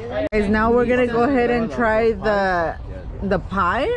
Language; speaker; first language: English; early bilingual, other home language; Spanish